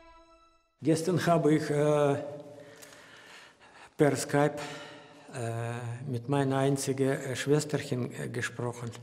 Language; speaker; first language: German; non-native, learner; Russian